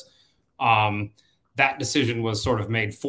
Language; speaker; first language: English; native; English